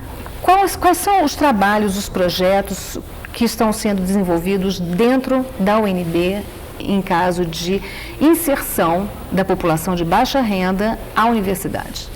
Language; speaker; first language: Portuguese; native; Portuguese